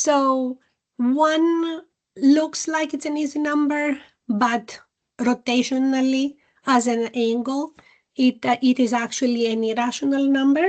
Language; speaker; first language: English; non-native, fluent; Greek